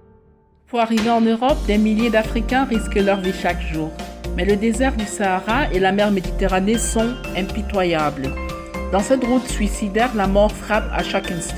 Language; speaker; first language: French; native; French